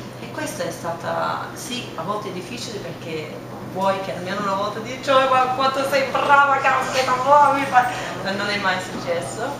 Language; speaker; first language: Italian; non-native, fluent; English